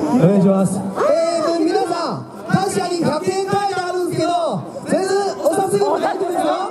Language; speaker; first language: Japanese; non-native, fluent; Chinese